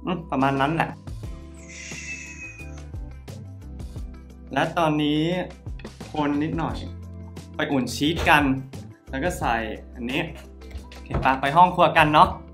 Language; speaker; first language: Thai; non-native, fluent; English